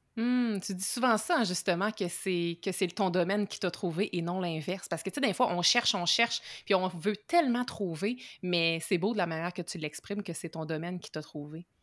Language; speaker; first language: French; native; French